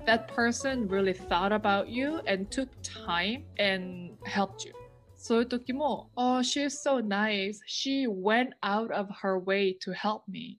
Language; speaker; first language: English; native; English